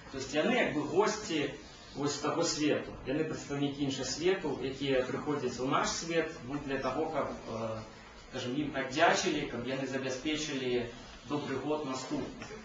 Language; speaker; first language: Belarusian; native; Belarusian